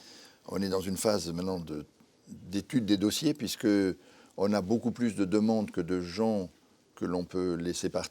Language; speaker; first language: French; native; French